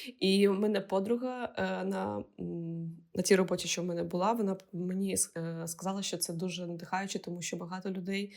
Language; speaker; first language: Ukrainian; non-native, local second language; Russian